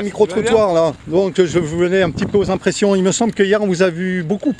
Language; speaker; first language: French; native; French